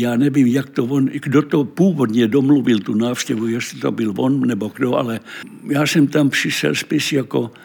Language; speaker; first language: Czech; non-native, fluent; Finnish